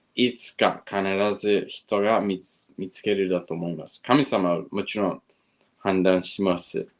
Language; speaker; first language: Japanese; non-native, fluent; English